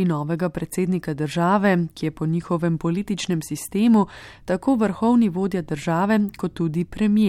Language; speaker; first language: Slovenian; native; Slovenian